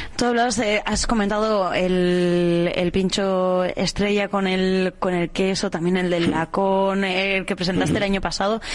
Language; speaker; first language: Spanish; native; Spanish